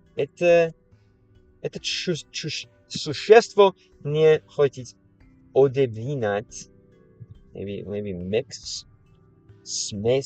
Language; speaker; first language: Russian; non-native, learner; English